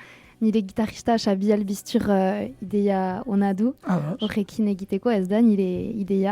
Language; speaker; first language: Basque; non-native, local second language; French